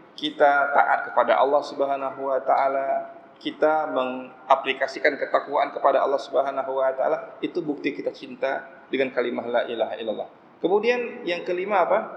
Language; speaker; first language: Malay; non-native, local second language; Achinese